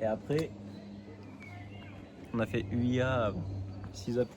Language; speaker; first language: French; native; French